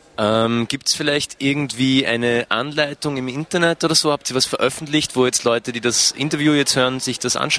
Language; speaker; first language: German; native; German